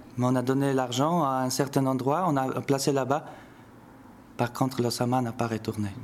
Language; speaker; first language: French; non-native, fluent; Polish